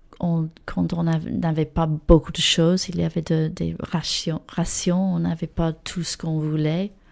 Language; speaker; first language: French; non-native, learner; English